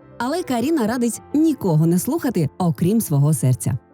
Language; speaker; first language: Ukrainian; native; Ukrainian